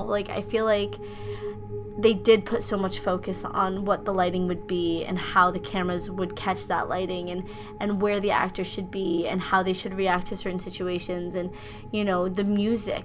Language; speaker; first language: English; native; English